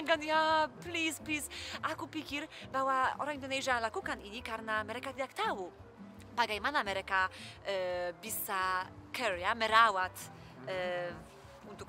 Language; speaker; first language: Indonesian; non-native, learner; Polish